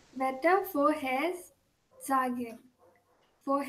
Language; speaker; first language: German; non-native, learner; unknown